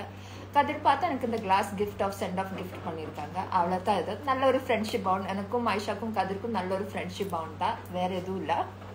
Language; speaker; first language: Tamil; non-native, learner; Malayalam